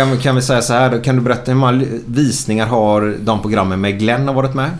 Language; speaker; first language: Swedish; native; Swedish